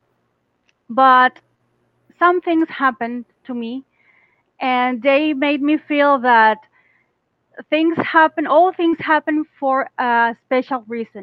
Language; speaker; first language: English; non-native, fluent; Spanish